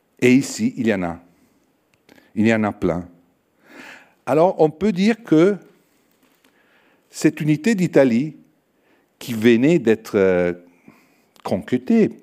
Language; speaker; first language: French; non-native, fluent; Italian